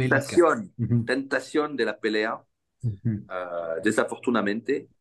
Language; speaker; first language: Spanish; non-native, fluent; French